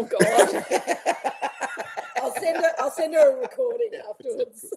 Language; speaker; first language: English; native; English